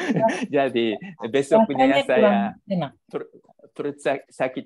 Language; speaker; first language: Indonesian; non-native, learner; Japanese